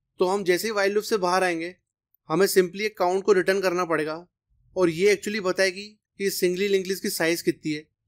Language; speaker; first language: Hindi; native; Hindi